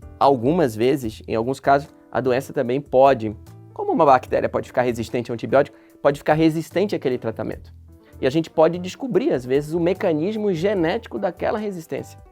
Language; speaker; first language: Portuguese; native; Portuguese